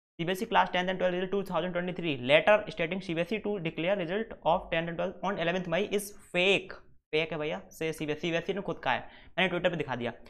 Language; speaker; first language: Hindi; native; Hindi